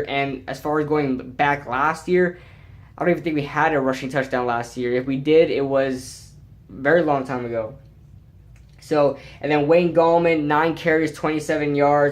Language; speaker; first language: English; native; English